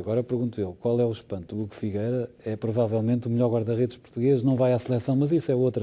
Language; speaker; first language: Portuguese; native; Portuguese